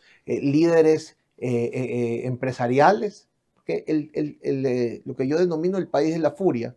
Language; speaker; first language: Spanish; native; Spanish